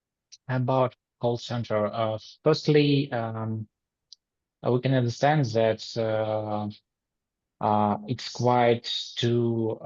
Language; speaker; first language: English; non-native, learner; Ukrainian